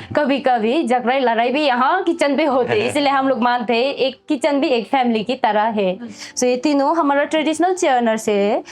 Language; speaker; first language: Hindi; non-native, fluent; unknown